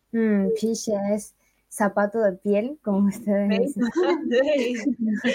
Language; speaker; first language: Spanish; non-native, fluent; Chinese